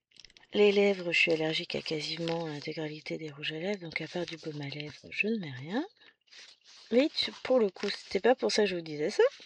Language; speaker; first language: French; native; French